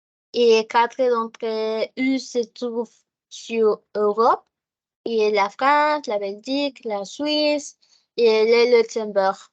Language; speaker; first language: French; non-native, learner; Spanish